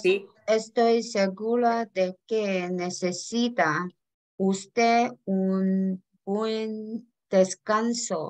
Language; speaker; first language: Spanish; non-native, learner; Chinese